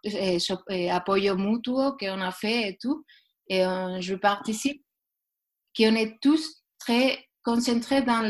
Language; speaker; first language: French; non-native, learner; Spanish